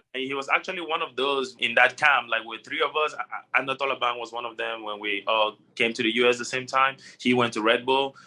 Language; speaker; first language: English; non-native, local second language; French